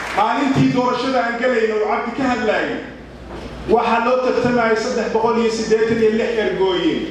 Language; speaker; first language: Somali; early bilingual, heritage; Somali